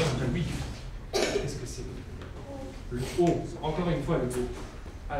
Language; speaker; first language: French; native; French